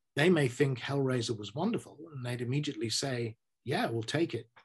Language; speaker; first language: English; native; English